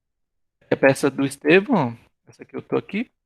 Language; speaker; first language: Portuguese; native; Portuguese